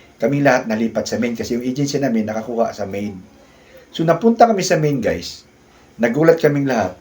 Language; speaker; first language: Filipino; non-native, local second language; Cebuano